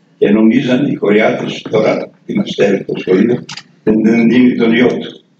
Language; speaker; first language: Greek; non-native, fluent; Serbian